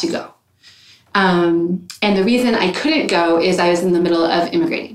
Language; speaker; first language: English; native; English